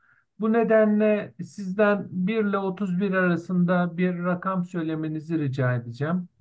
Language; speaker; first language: Turkish; native; Turkish